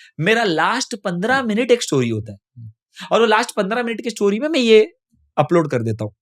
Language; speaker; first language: Hindi; non-native, local second language; Tamil